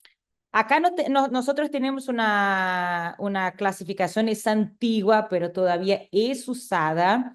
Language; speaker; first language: Spanish; non-native, fluent; Portuguese